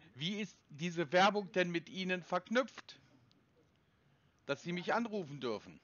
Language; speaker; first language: German; native; German